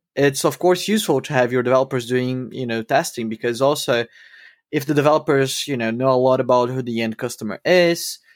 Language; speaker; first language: English; non-native, fluent; Portuguese